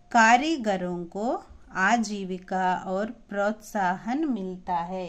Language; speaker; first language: Hindi; non-native, local second language; Telugu